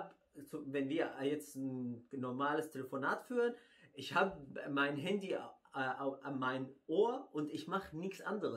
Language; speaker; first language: German; non-native, fluent; Arabic